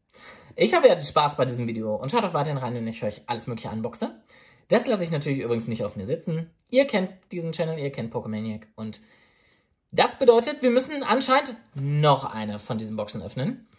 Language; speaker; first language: German; native; German